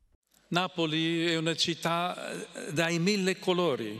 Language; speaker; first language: Italian; non-native, fluent; English